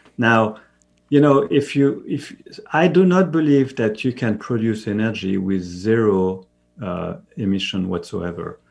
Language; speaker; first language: English; non-native, fluent; French